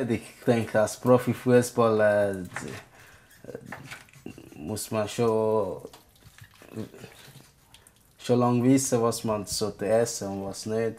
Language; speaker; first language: German; early bilingual, other home language; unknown